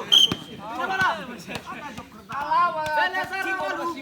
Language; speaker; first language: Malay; non-native, local second language; Nias